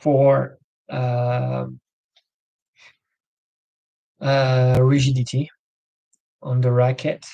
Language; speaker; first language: English; non-native, learner; French